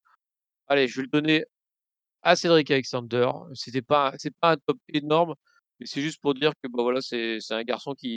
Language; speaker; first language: French; native; French